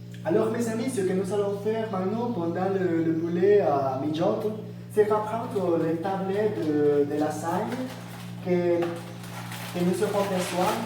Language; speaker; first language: French; non-native, learner; Spanish